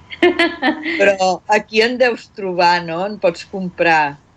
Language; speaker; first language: Catalan; native; Catalan